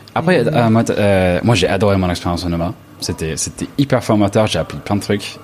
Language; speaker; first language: French; non-native, fluent; English